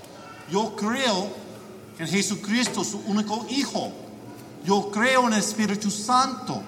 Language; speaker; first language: Spanish; non-native, learner; English